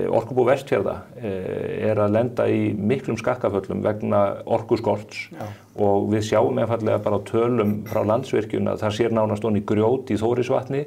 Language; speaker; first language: Icelandic; native; Icelandic